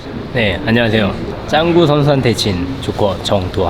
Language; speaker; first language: Korean; native; Korean